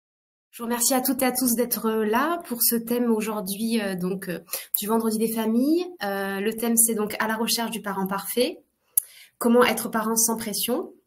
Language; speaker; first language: French; native; French